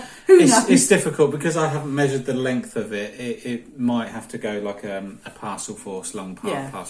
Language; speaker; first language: English; native; English